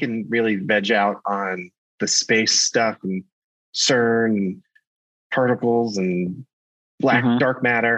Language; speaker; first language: English; native; English